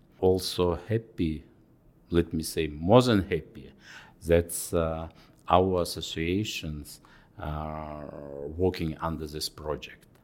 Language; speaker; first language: English; non-native, fluent; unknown